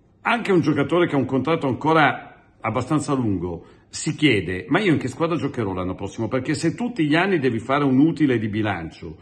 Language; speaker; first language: Italian; native; Italian